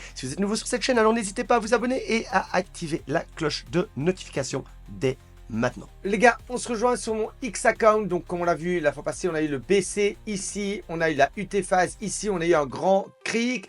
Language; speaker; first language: French; native; French